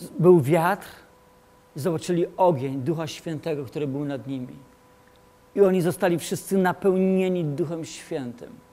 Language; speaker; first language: Polish; early bilingual, heritage; Polish